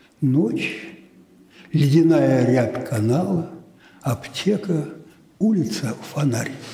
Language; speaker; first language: Russian; native; Russian